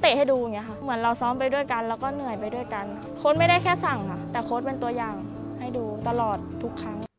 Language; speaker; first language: Thai; native; Thai